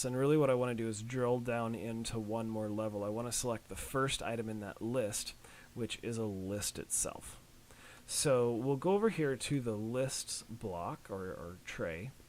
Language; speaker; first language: English; native; English